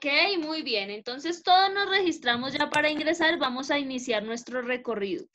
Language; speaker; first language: Spanish; native; Spanish